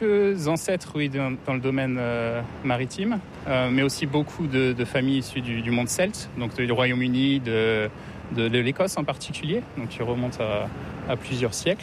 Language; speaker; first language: French; native; French